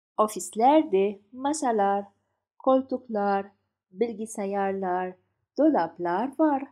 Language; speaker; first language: Turkish; non-native, fluent; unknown